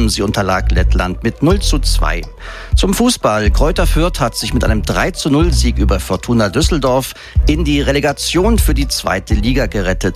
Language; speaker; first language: German; native; German